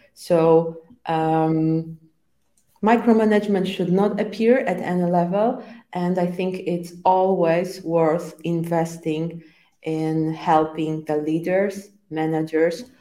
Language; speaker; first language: English; non-native, fluent; Polish